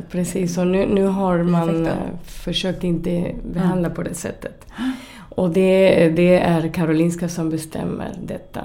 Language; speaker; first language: Swedish; non-native, fluent; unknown